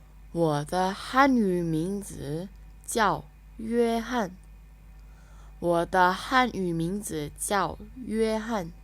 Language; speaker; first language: Chinese; non-native, learner; Indonesian